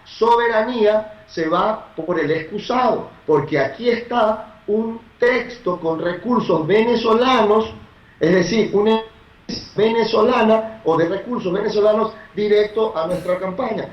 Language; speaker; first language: Spanish; native; Spanish